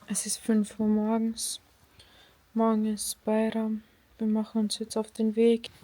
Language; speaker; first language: German; early bilingual, other home language; Bosnian